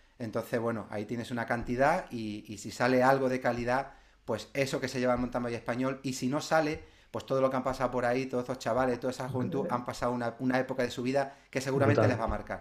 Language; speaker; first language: Spanish; native; Spanish